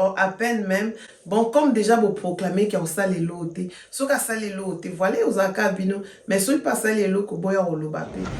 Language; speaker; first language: French; non-native, local second language; Lingala